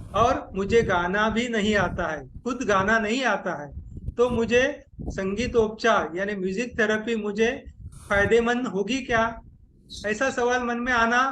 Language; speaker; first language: Hindi; non-native, local second language; Marathi